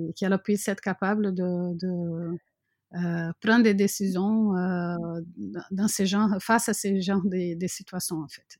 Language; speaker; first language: French; non-native, fluent; Portuguese